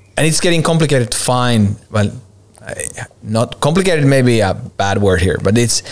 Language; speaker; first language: English; non-native, fluent; Finnish